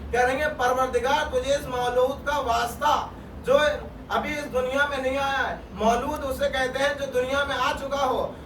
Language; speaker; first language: Urdu; native; Urdu